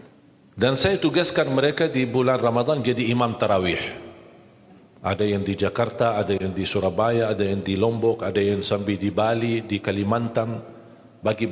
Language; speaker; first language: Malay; non-native, fluent; Arabic